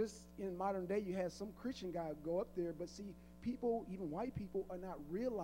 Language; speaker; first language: English; native; English